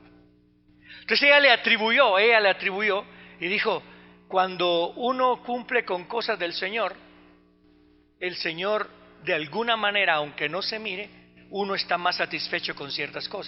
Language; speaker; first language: Spanish; native; Spanish